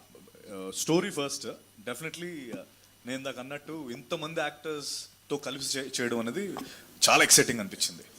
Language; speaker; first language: Telugu; native; Telugu